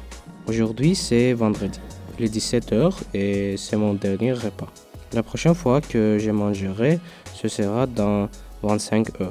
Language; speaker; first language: French; non-native, learner; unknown